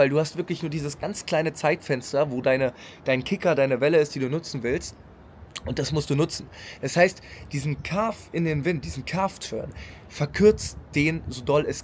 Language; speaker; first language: German; native; German